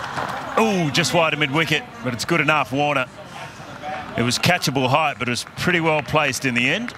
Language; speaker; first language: English; native; English